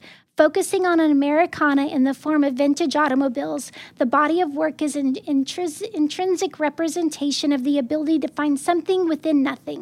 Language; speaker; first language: English; native; English